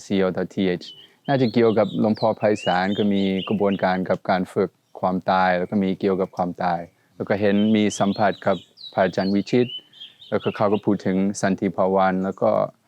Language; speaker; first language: Thai; non-native, fluent; Swedish